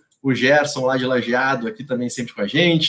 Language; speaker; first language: Portuguese; native; Portuguese